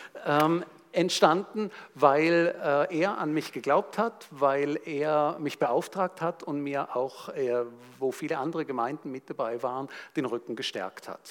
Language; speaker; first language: German; native; German